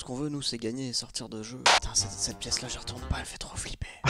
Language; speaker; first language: French; native; French